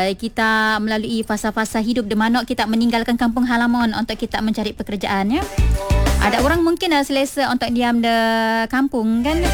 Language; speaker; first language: Malay; non-native, local second language; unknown